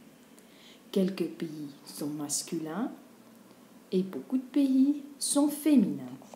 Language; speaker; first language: French; non-native, fluent; Dutch